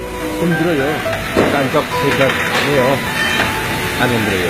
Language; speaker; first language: Korean; non-native, learner; Indonesian